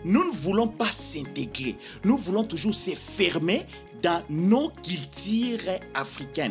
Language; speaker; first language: French; non-native, local second language; Lingala